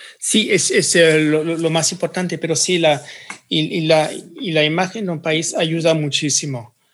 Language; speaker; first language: Spanish; early bilingual, heritage; Spanish